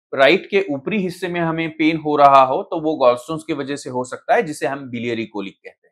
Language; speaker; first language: Hindi; non-native, local second language; Marathi